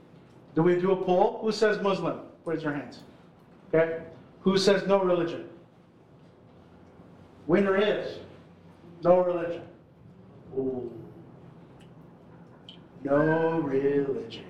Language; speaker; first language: English; non-native, local second language; Filipino